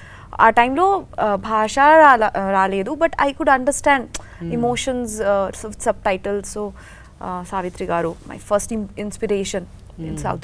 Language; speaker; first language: Telugu; non-native, learner; Bangla